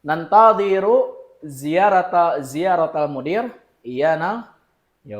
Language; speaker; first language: Arabic; non-native, fluent; Indonesian